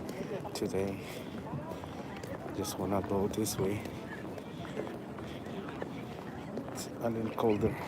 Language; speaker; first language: English; non-native, learner; Spanish